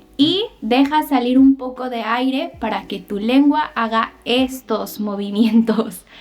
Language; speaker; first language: Spanish; native; Spanish